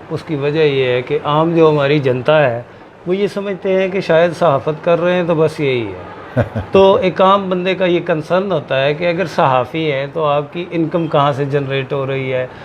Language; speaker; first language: Urdu; non-native, local second language; Punjabi